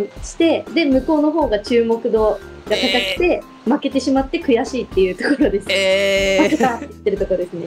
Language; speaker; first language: Japanese; native; Japanese